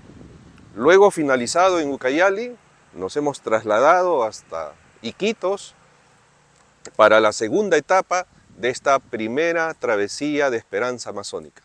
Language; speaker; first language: Spanish; native; Spanish